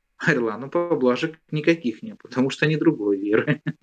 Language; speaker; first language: Russian; native; Russian